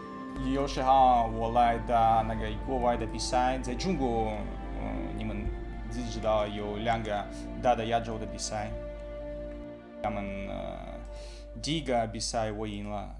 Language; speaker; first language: Chinese; non-native, learner; Russian